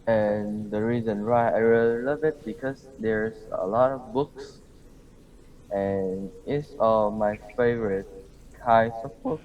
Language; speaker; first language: English; non-native, learner; Vietnamese